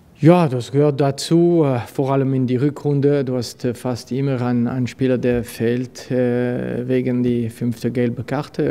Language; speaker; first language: German; non-native, fluent; French